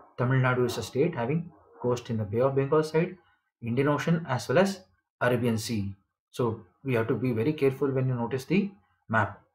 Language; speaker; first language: English; non-native, local second language; Kannada